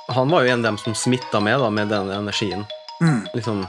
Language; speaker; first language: Norwegian; native; Norwegian